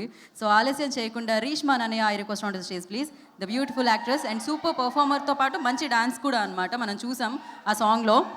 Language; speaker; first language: Telugu; native; Telugu